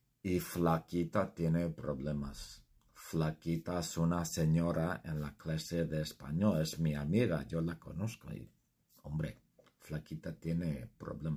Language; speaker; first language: Spanish; non-native, fluent; English